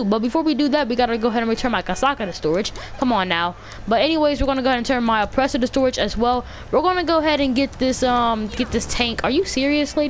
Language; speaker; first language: English; native; English